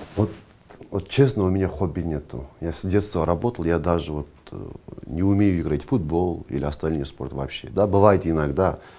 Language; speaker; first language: Russian; non-native, local second language; Kazakh